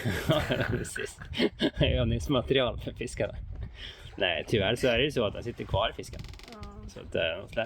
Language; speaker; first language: Swedish; native; Swedish